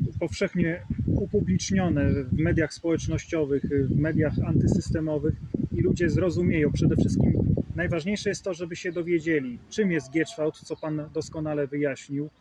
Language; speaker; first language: Polish; native; Polish